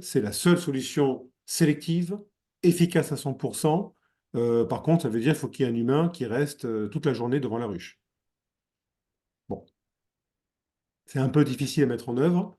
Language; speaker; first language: French; native; French